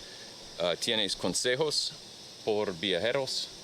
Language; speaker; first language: Spanish; non-native, learner; English